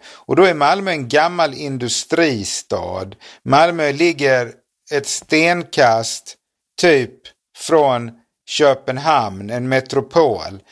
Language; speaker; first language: Swedish; native; Swedish